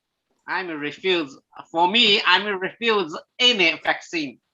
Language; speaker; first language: English; non-native, learner; Thai